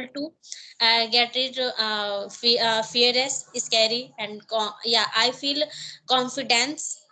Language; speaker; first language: English; non-native, learner; Hindi